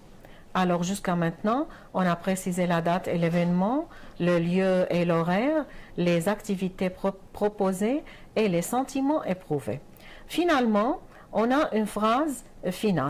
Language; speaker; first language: French; non-native, fluent; Arabic